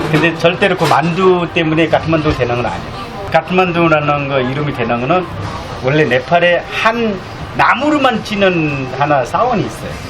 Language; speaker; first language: Korean; non-native, fluent; Nepali